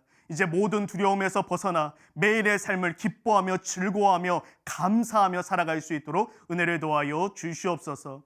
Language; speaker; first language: Korean; native; Korean